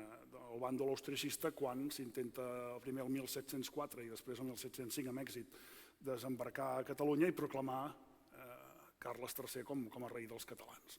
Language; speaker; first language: Catalan; native; Catalan